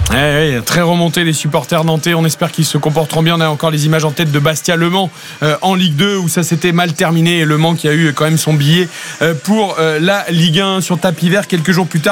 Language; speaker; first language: French; native; French